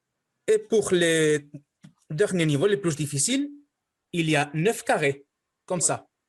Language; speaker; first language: French; non-native, fluent; Spanish